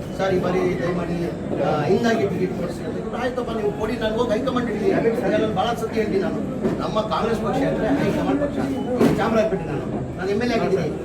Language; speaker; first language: Kannada; non-native, local second language; Urdu